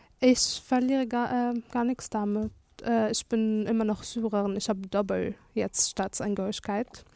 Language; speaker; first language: German; non-native, fluent; Arabic